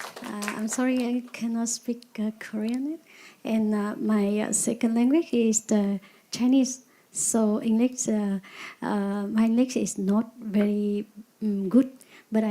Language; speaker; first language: English; non-native, learner; Vietnamese